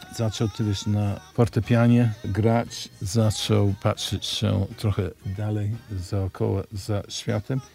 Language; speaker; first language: Polish; non-native, fluent; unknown